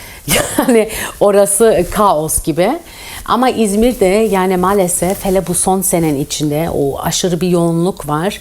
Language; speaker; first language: Turkish; early bilingual, heritage; Turkish